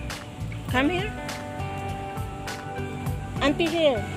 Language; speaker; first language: English; non-native, learner; Filipino